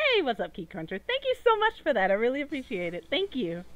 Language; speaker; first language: English; native; English